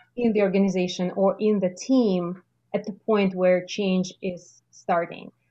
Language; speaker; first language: English; non-native, fluent; Russian